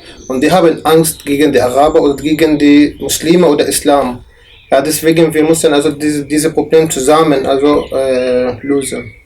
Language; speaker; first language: German; non-native, learner; Arabic